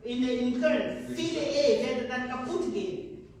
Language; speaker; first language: German; non-native, fluent; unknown